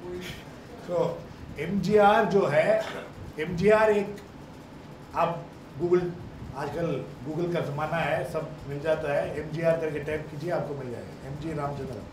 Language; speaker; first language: Hindi; non-native, local second language; Kannada